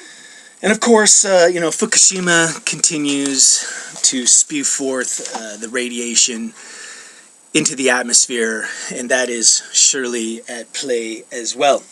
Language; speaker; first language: English; native; English